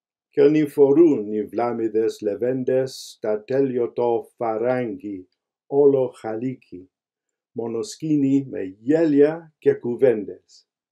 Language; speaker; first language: Greek; non-native, fluent; English